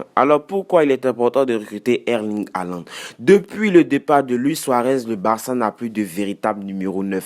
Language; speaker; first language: French; native; French